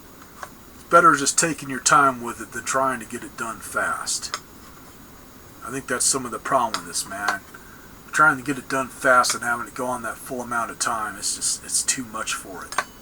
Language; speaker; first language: English; native; English